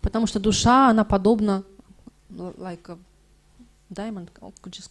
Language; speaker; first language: Russian; native; Russian